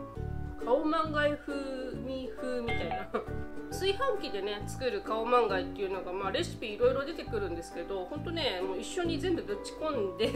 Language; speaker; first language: Japanese; native; Japanese